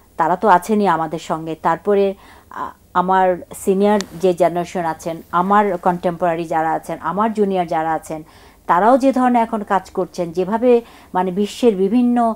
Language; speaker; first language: Bangla; non-native, local second language; Chakma